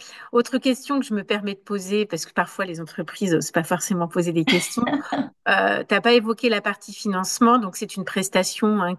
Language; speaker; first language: French; native; French